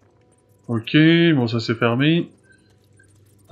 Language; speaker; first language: French; native; French